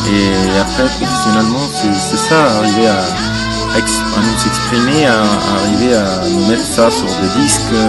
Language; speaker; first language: French; non-native, fluent; Spanish